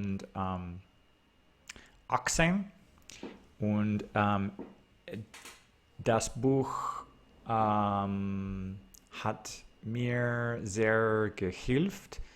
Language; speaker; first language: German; non-native, learner; English